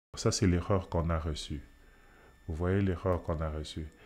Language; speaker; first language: French; non-native, local second language; Lingala